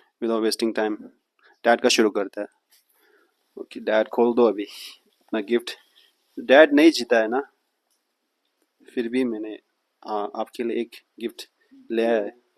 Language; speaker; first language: Hindi; non-native, local second language; Tibetan